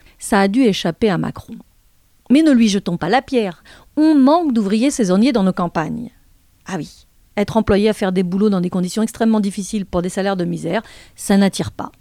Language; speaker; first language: French; native; French